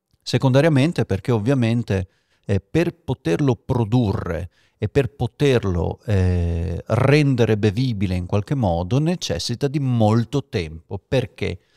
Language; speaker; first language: Italian; native; Italian